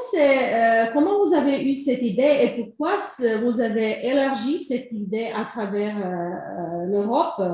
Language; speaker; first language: French; non-native, fluent; Croatian